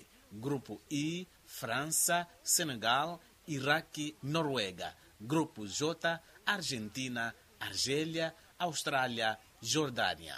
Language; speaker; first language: Portuguese; non-native, local second language; Makhuwa